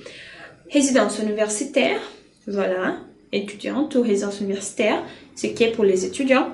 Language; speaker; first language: French; non-native, fluent; Portuguese